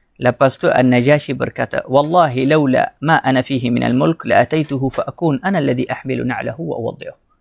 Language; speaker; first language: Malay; non-native, fluent; Arabic